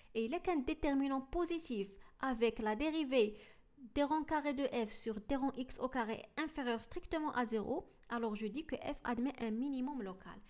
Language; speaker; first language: French; non-native, local second language; Arabic